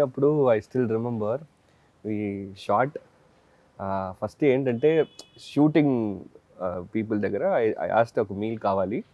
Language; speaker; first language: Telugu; non-native, fluent; Tamil